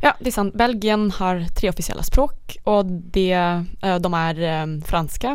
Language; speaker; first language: Swedish; non-native, learner; Dutch